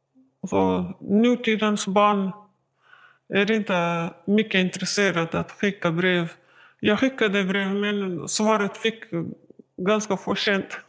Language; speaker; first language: Swedish; non-native, learner; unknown